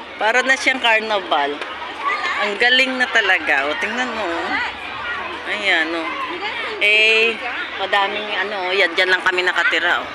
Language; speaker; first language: Filipino; non-native, local second language; Cebuano